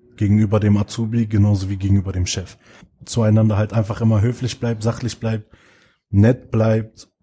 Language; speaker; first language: German; native; German